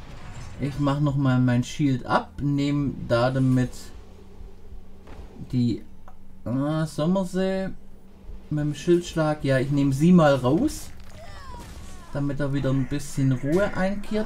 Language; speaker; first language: German; native; German